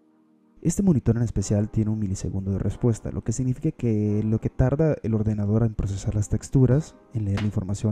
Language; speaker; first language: Spanish; native; Spanish